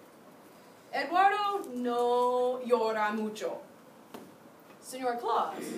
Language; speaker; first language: Spanish; non-native, fluent; English